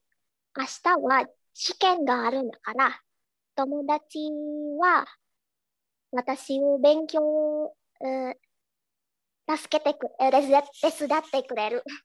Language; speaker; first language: Japanese; non-native, learner; Indonesian